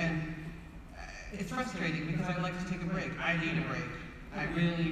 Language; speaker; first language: English; native; English